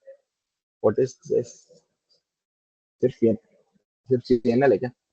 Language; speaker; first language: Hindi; native; Hindi